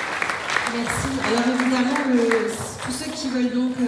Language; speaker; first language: French; native; French